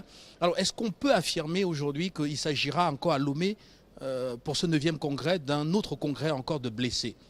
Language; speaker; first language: French; native; French